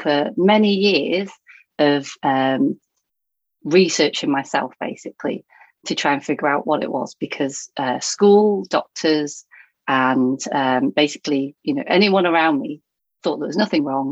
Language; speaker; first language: English; native; English